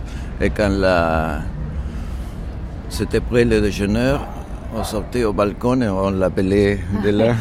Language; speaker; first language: French; non-native, fluent; Spanish